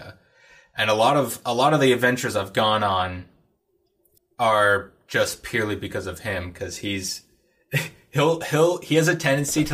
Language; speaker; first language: English; native; English